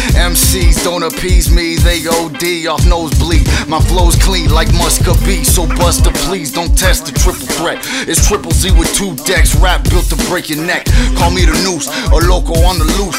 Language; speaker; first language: English; early bilingual, other home language; Spanish